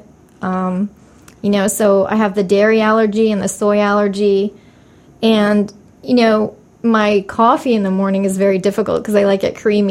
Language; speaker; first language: English; native; English